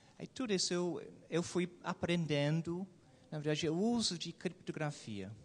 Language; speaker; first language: Portuguese; non-native, fluent; English